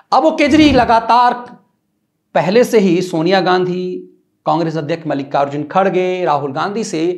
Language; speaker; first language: Hindi; native; Hindi